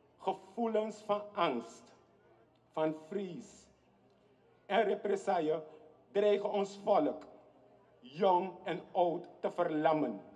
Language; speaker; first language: Dutch; native; Dutch